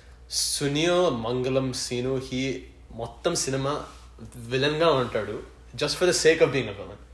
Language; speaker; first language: English; early bilingual, other home language; Telugu